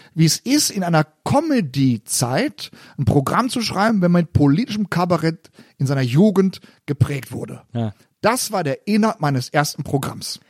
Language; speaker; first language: German; native; German